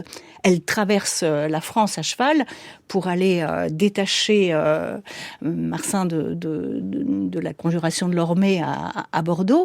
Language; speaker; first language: French; native; French